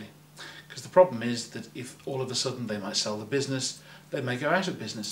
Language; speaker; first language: English; native; English